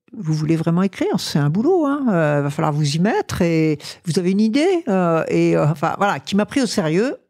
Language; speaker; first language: French; native; French